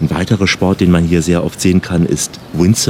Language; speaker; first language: German; native; German